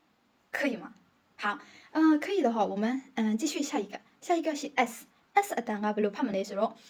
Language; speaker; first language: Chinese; non-native, fluent; Burmese